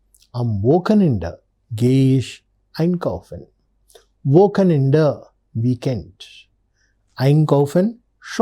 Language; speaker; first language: German; non-native, learner; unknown